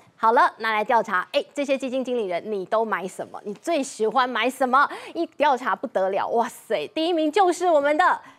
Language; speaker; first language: Chinese; native; Chinese